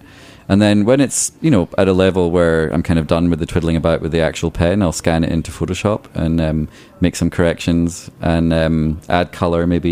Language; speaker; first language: English; native; English